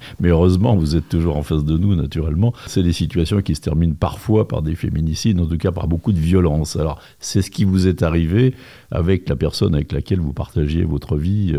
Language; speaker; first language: French; native; French